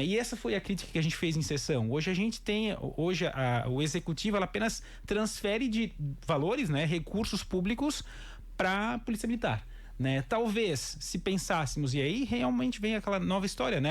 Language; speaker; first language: Portuguese; native; Portuguese